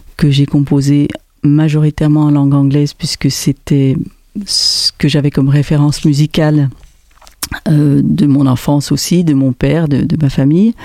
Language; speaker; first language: French; native; French